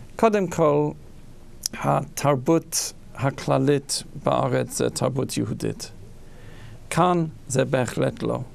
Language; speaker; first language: Hebrew; non-native, fluent; English